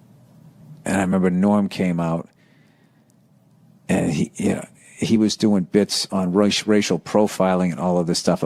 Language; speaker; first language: English; native; English